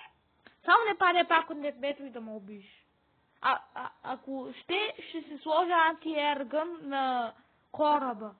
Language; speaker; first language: Bulgarian; native; Bulgarian